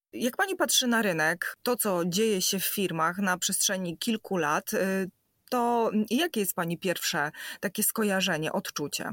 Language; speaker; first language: Polish; native; Polish